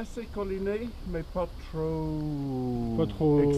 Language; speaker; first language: French; non-native, fluent; English